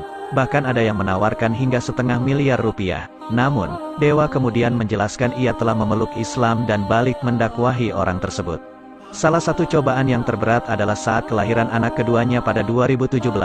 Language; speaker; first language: Indonesian; native; Indonesian